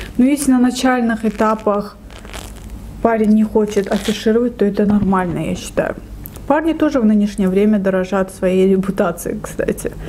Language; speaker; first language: Russian; non-native, local second language; Lezghian